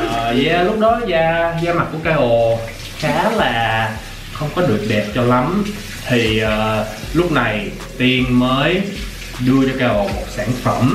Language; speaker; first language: Vietnamese; early bilingual, heritage; Vietnamese